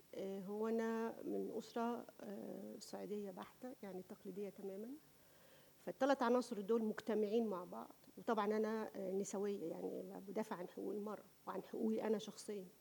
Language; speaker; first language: Arabic; native; Arabic